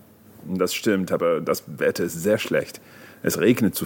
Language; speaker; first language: German; non-native, learner; English